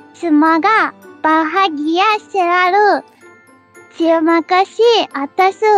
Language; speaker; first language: Indonesian; non-native, learner; Japanese